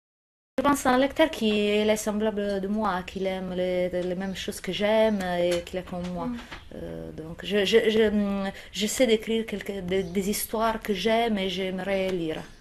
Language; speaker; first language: French; non-native, fluent; Italian